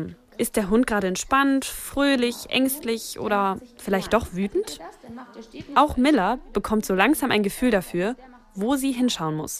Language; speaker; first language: German; native; German